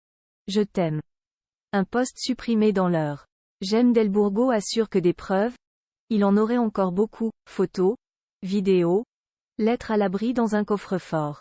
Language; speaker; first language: French; native; French